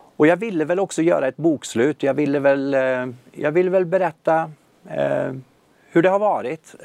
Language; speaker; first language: Swedish; native; Swedish